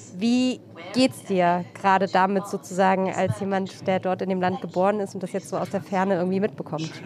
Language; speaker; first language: German; native; German